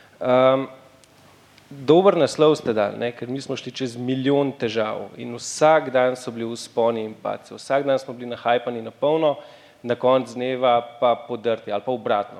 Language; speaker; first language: Slovenian; native; Slovenian